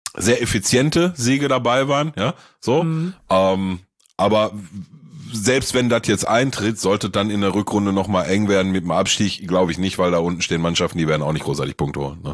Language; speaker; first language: German; native; German